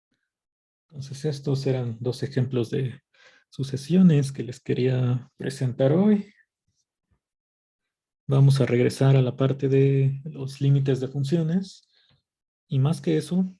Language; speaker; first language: Spanish; native; Spanish